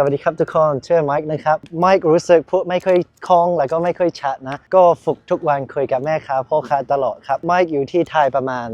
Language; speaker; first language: Thai; non-native, learner; English